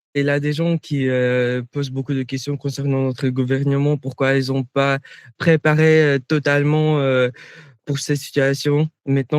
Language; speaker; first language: French; non-native, fluent; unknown